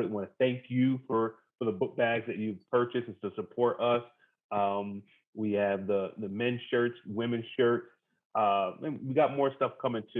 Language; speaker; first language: English; native; English